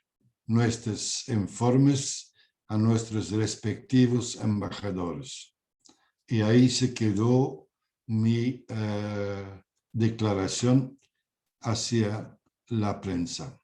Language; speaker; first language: Spanish; non-native, fluent; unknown